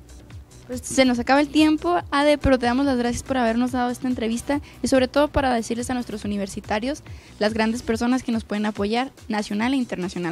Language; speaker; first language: Spanish; native; Spanish